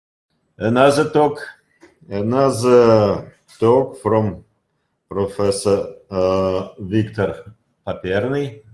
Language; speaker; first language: English; non-native, learner; Russian